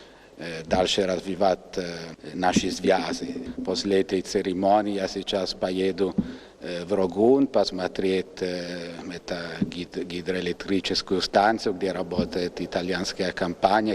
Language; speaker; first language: Russian; non-native, fluent; Italian